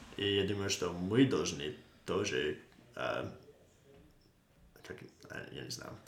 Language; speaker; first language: Russian; non-native, learner; English